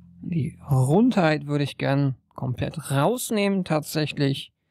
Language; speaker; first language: German; native; German